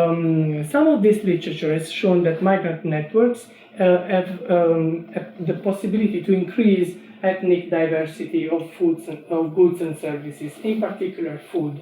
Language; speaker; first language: English; non-native, fluent; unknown